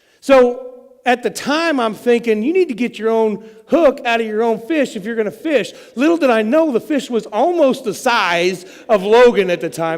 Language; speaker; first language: English; native; English